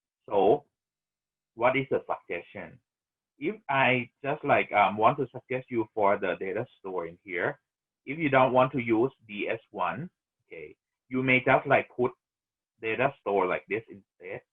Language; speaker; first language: English; non-native, fluent; Thai